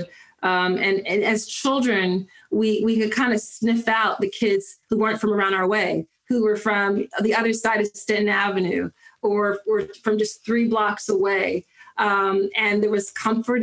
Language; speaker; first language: English; native; English